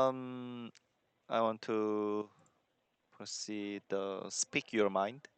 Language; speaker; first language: English; non-native, learner; Korean